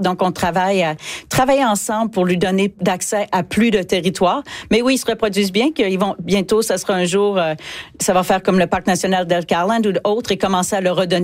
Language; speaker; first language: French; native; French